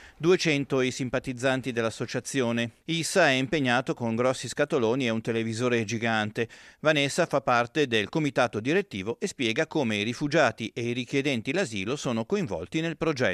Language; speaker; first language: Italian; native; Italian